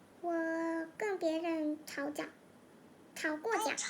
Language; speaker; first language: Chinese; non-native, learner; Korean